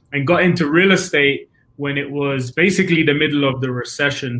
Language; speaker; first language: English; native; English